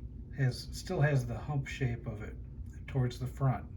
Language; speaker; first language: English; native; English